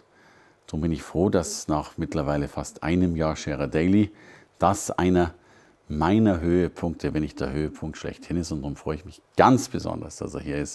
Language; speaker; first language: German; native; German